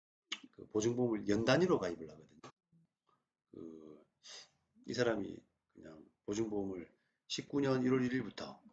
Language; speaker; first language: Korean; native; Korean